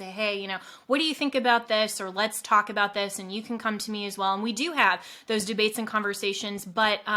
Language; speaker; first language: English; native; English